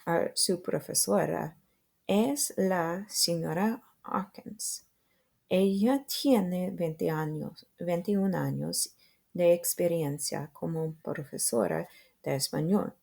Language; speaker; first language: Spanish; non-native, fluent; English